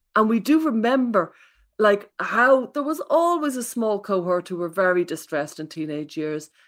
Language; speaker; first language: English; native; English